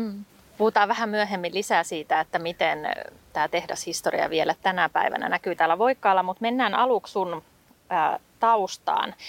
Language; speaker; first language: Finnish; native; Finnish